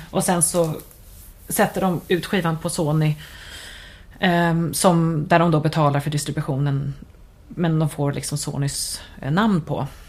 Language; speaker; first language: Swedish; native; Swedish